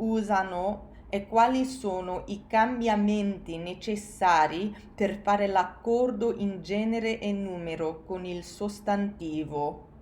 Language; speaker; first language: Italian; non-native, fluent; English